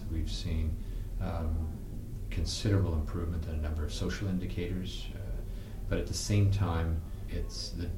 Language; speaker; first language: English; native; English